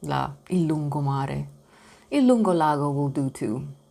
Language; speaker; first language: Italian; non-native, learner; Romanian